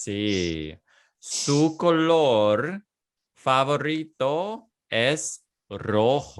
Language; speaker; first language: Spanish; non-native, fluent; English